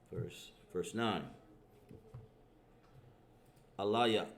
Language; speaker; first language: English; native; English